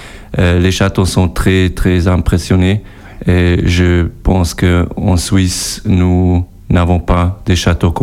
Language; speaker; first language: French; non-native, learner; German